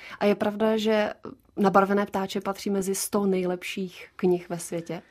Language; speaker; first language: Czech; native; Czech